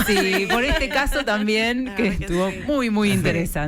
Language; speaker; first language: Spanish; native; Spanish